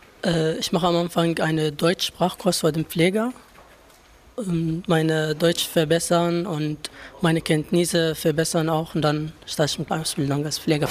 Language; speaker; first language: German; non-native, learner; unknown